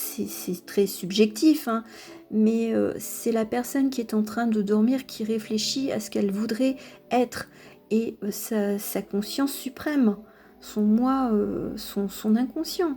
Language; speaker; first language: French; native; French